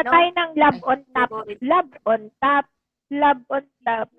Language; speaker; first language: Filipino; native; Filipino